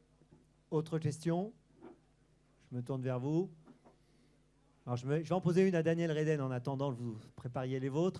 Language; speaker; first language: French; native; French